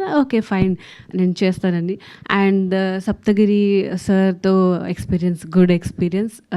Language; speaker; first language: Telugu; non-native, fluent; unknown